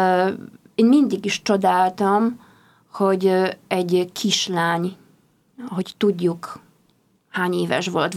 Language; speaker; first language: Hungarian; non-native, fluent; Polish